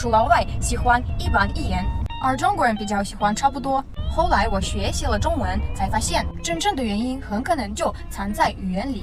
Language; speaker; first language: Chinese; non-native, fluent; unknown